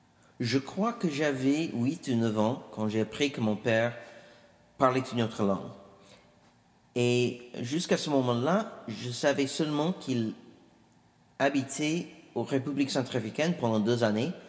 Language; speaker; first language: French; non-native, fluent; English